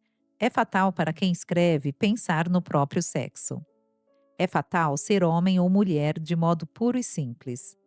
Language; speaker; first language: Portuguese; native; Portuguese